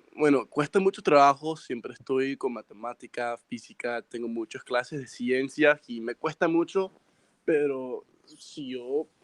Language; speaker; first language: Spanish; early bilingual, heritage; Spanish